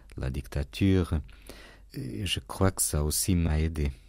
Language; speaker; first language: French; non-native, fluent; Portuguese